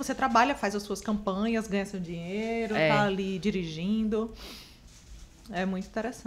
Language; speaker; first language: Portuguese; native; Portuguese